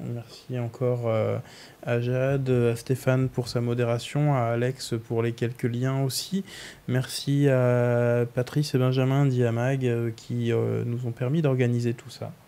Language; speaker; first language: French; native; French